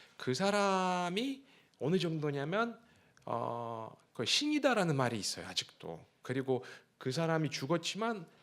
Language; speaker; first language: Korean; non-native, fluent; Russian